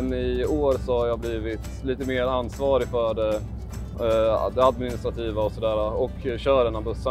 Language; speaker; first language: Swedish; native; Swedish